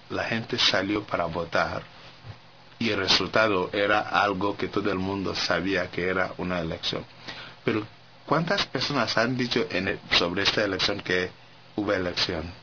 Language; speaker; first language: Spanish; non-native, fluent; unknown